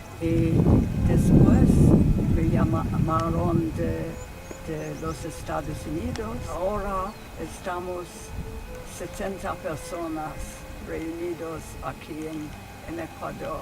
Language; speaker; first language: Spanish; non-native, fluent; English